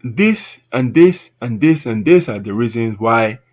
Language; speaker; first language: English; non-native, local second language; Yoruba